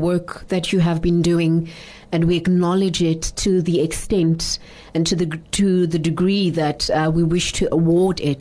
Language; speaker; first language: English; non-native, local second language; Xhosa